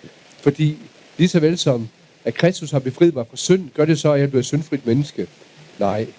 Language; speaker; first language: Danish; native; Danish